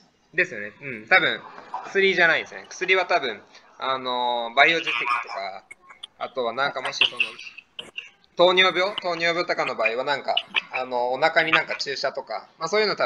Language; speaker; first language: Japanese; native; Japanese